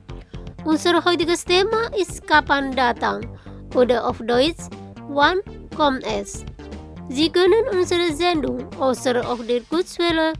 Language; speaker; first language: German; non-native, fluent; Indonesian